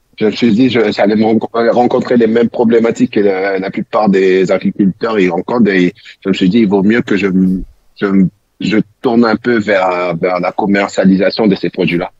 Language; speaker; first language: French; non-native, local second language; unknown